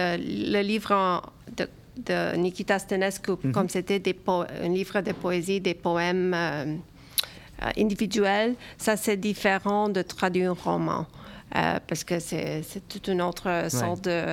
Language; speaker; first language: French; early bilingual, other home language; Romanian